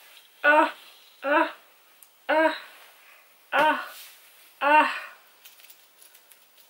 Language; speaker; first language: French; native; French